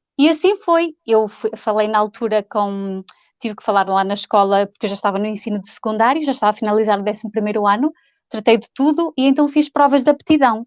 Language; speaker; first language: Portuguese; native; Portuguese